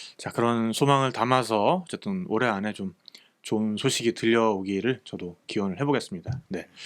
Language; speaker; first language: Korean; native; Korean